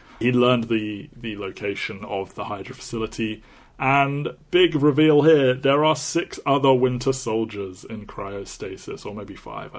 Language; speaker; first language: English; native; English